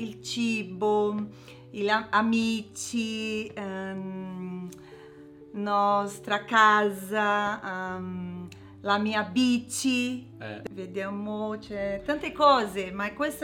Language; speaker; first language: Italian; non-native, learner; Portuguese